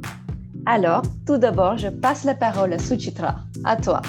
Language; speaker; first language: French; non-native, fluent; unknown